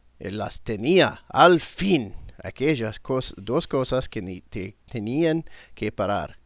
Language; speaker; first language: Spanish; non-native, learner; English